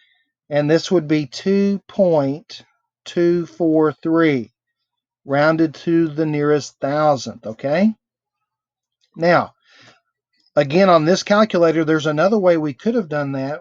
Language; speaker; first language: English; native; English